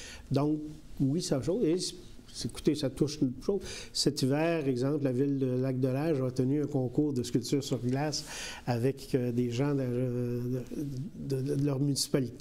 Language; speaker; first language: French; native; French